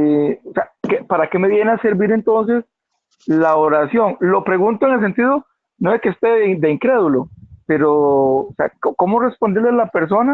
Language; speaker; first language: Spanish; native; Spanish